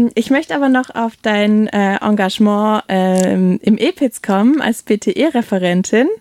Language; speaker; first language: German; native; German